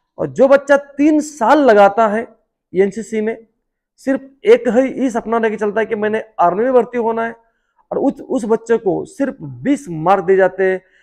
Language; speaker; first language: Hindi; non-native, local second language; Marathi